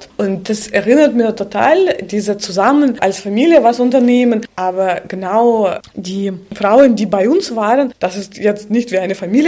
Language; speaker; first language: German; non-native, fluent; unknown